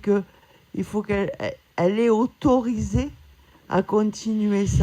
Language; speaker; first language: French; native; French